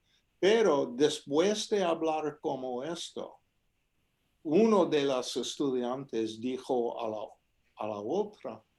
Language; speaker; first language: Spanish; non-native, fluent; English